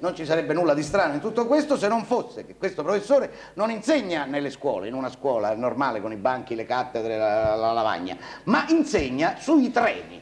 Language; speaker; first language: Italian; native; Italian